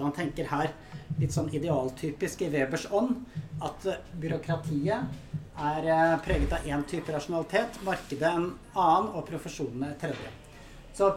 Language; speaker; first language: Norwegian; native; Norwegian